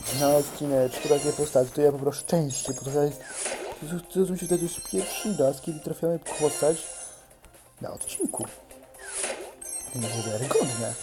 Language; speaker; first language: Polish; native; Polish